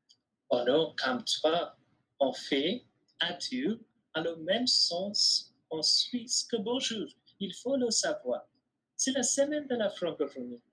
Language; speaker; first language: French; non-native, fluent; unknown